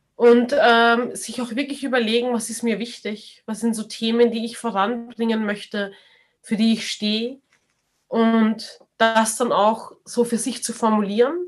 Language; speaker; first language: German; native; German